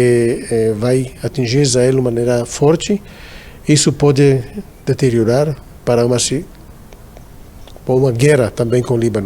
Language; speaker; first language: Portuguese; non-native, fluent; Hebrew